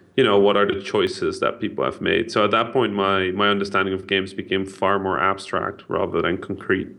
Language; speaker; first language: English; non-native, fluent; Dutch